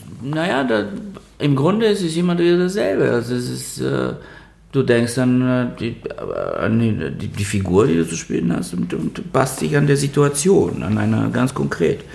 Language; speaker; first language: German; non-native, fluent; Bulgarian